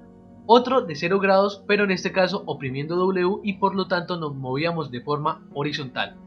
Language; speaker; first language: Spanish; native; Spanish